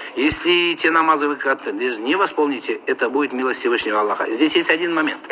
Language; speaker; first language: Russian; non-native, local second language; Kazakh